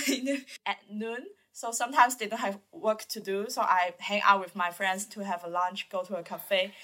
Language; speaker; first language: English; non-native, learner; Chinese